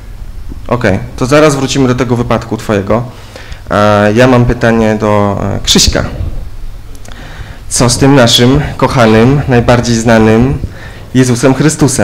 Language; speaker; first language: Polish; native; Polish